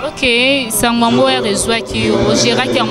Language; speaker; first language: French; non-native, local second language; Lingala